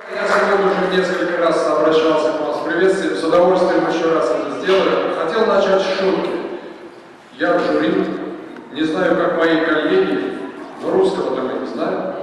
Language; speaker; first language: Russian; native; Russian